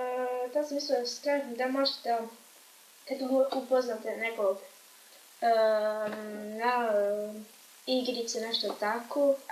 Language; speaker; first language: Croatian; early bilingual, heritage; Croatian